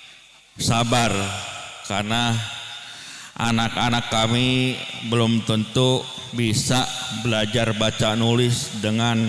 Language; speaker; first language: Indonesian; native; Indonesian